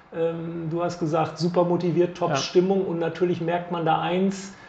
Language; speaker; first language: German; native; German